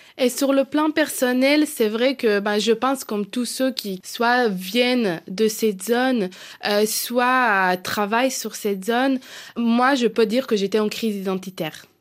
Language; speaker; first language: French; non-native, fluent; Hebrew